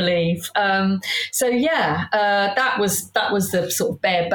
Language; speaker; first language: English; native; English